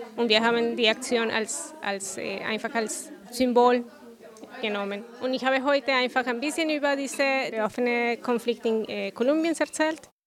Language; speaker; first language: German; non-native, fluent; Spanish